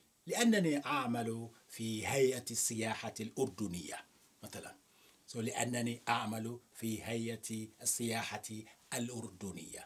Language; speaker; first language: Arabic; non-native, fluent; Yoruba